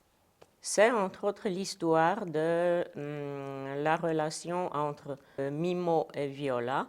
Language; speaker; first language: French; non-native, fluent; Polish